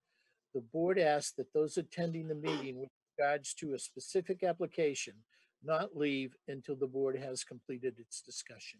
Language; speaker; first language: English; native; English